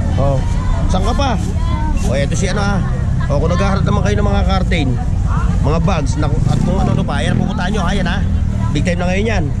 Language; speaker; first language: Filipino; native; Filipino